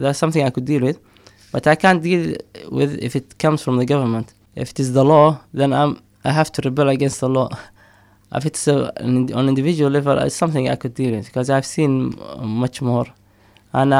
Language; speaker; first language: English; non-native, fluent; Somali